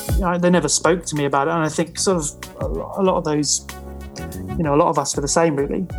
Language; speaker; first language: English; native; English